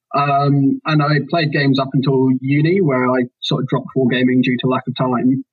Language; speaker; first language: English; native; English